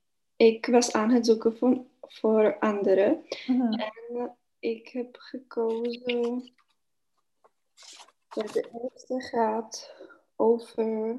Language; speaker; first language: Dutch; non-native, learner; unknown